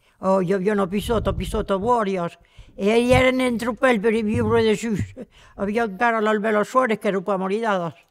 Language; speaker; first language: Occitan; native; Occitan